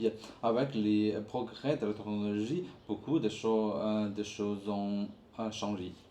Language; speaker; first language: French; non-native, learner; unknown